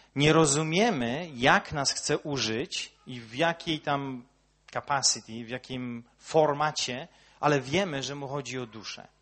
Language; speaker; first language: Polish; early bilingual, heritage; Polish